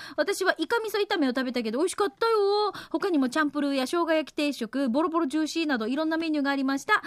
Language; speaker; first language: Japanese; native; Japanese